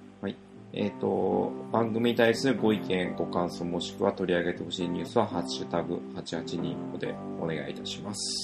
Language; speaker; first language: Japanese; native; Japanese